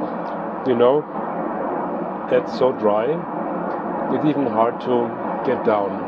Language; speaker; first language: English; non-native, fluent; German